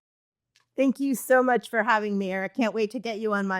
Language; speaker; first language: English; native; English